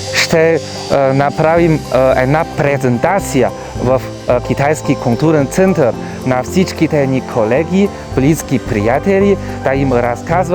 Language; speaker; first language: Bulgarian; non-native, fluent; Chinese